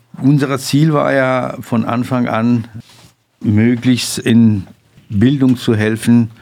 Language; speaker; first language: German; non-native, fluent; Persian